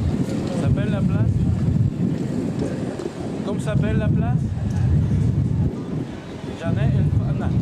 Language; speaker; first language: French; non-native, fluent; Spanish